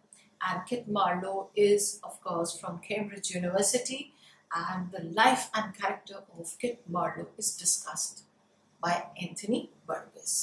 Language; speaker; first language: English; non-native, local second language; Hindi